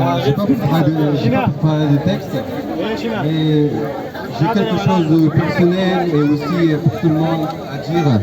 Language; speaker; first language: French; non-native, fluent; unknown